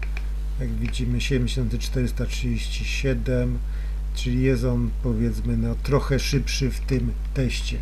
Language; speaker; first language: Polish; native; Polish